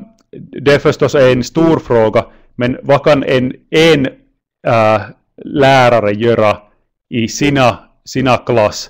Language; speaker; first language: Swedish; non-native, local second language; Finnish